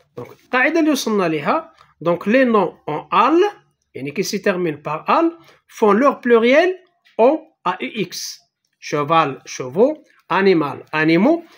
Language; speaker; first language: French; non-native, local second language; Arabic